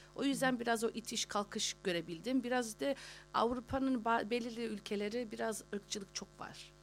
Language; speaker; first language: Turkish; early bilingual, heritage; Turkish